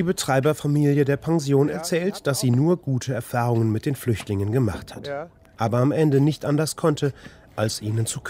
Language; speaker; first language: German; native; German